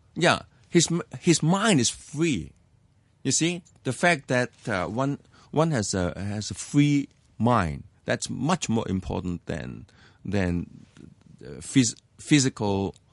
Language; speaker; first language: English; non-native, local second language; Cantonese